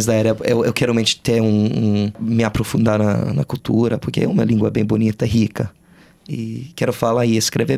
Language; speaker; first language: Portuguese; non-native, fluent; English